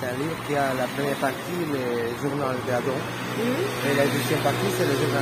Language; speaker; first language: French; non-native, fluent; Spanish